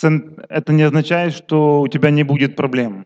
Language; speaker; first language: Russian; non-native, local second language; Ukrainian